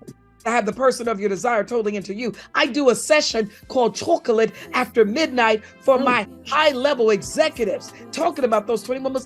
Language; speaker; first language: English; native; English